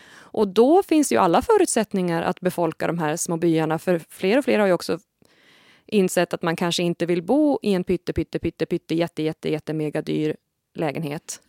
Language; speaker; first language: Swedish; native; Swedish